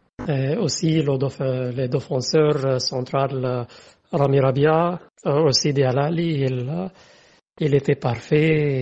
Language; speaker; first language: French; non-native, fluent; Arabic